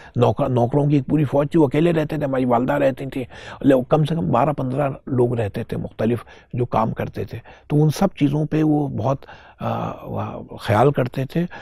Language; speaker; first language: Hindi; native; Hindi